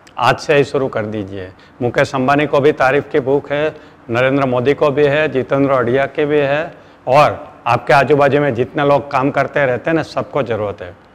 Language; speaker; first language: Hindi; non-native, local second language; Gujarati